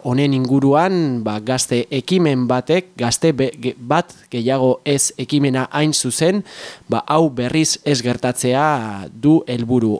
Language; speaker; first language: Basque; native; Basque